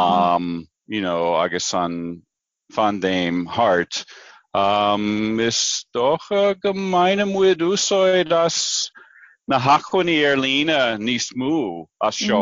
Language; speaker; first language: Irish; non-native, learner; English